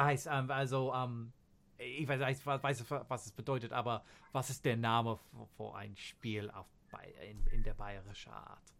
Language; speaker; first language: German; non-native, fluent; English